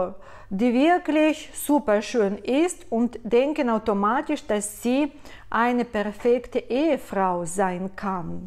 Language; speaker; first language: German; non-native, fluent; Russian